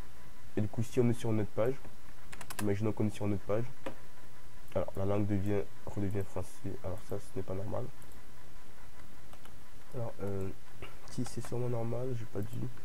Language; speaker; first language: French; native; French